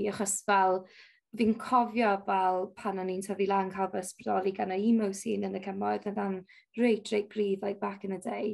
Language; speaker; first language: Welsh; non-native, local second language; English